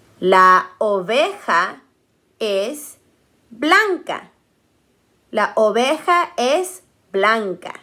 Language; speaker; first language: Spanish; early bilingual, heritage; Spanish